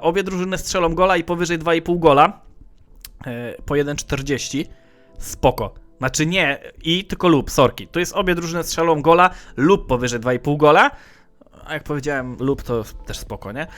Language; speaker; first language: Polish; native; Polish